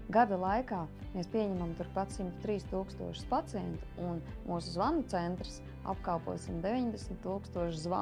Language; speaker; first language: Latvian; native; Latvian